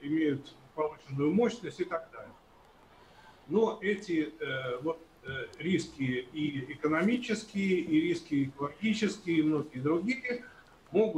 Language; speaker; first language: Russian; native; Russian